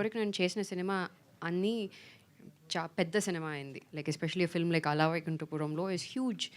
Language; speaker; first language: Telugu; non-native, fluent; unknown